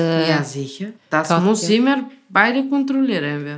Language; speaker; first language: German; non-native, learner; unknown